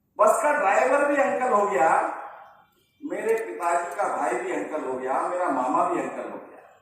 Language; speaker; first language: Hindi; native; Hindi